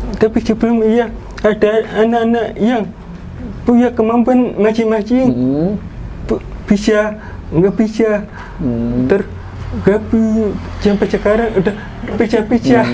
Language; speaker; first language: Indonesian; non-native, local second language; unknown